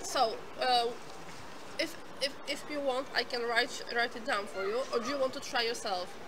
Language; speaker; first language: English; non-native, fluent; Polish